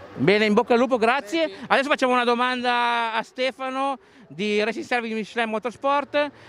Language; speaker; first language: Italian; native; Italian